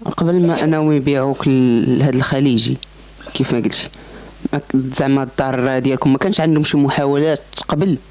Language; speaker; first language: Arabic; native; Arabic